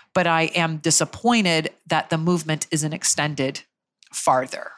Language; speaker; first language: English; native; English